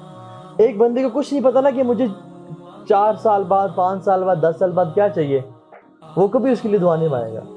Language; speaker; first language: Urdu; native; Urdu